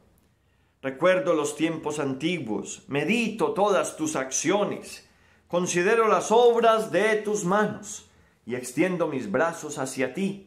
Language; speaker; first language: Spanish; native; Spanish